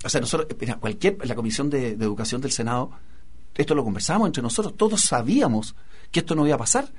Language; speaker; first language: Spanish; native; Spanish